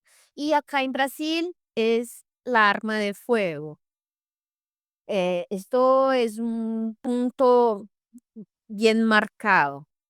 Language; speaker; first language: Spanish; non-native, fluent; Portuguese